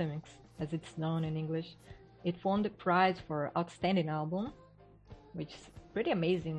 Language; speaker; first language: English; non-native, fluent; Portuguese